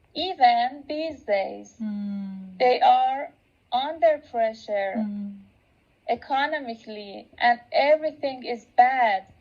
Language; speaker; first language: English; non-native, local second language; Persian